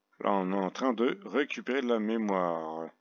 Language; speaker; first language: French; native; French